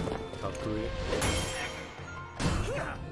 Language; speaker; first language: Japanese; non-native, fluent; English